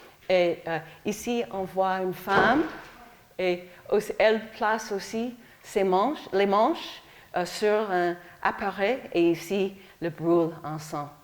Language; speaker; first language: French; non-native, fluent; English